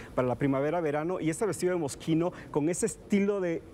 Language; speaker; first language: Spanish; native; Spanish